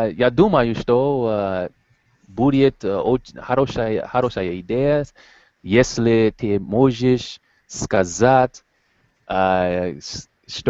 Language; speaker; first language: Russian; non-native, learner; English